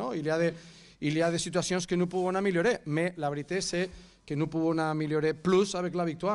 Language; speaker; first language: French; non-native, fluent; Catalan